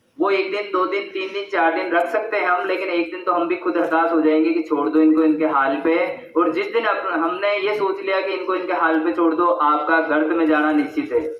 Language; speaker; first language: Hindi; native; Hindi